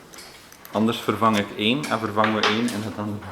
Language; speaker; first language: Dutch; native; Dutch